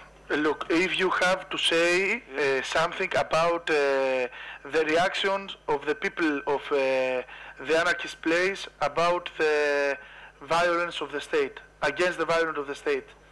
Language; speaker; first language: English; non-native, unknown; Greek